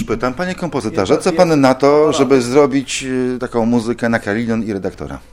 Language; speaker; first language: Polish; native; Polish